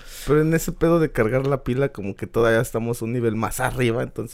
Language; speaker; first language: Spanish; native; Spanish